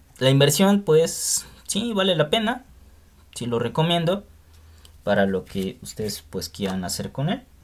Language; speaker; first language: Spanish; native; Spanish